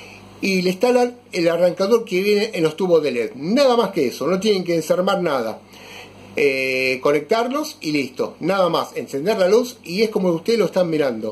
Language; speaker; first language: Spanish; native; Spanish